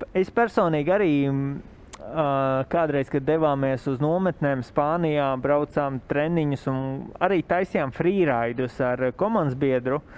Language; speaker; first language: Latvian; native; Latvian